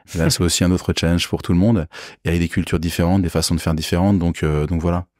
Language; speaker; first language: French; native; French